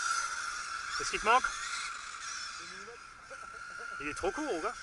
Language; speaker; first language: French; native; French